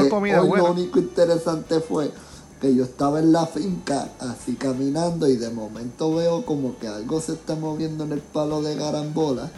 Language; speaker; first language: Spanish; native; Spanish